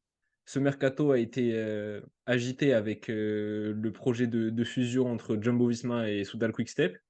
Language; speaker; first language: French; native; French